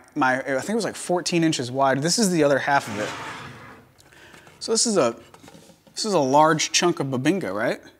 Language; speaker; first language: English; native; English